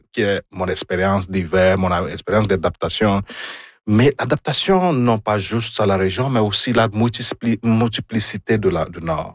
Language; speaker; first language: French; non-native, fluent; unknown